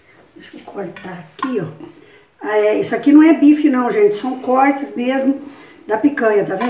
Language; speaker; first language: Portuguese; native; Portuguese